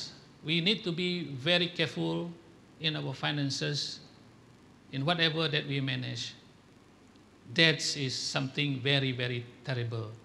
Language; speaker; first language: English; non-native, local second language; Malay